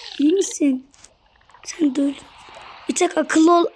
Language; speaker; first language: Turkish; native; Turkish